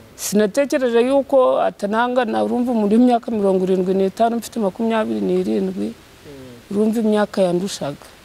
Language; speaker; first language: Kinyarwanda; native; Kinyarwanda